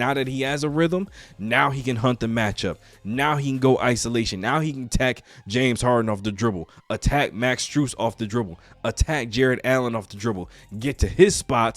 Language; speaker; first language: English; native; English